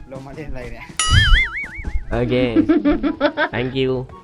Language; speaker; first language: English; non-native, learner; Thai